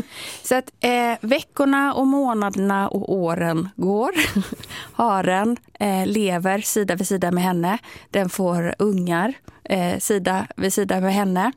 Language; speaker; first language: Swedish; native; Swedish